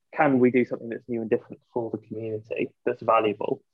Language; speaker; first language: English; native; English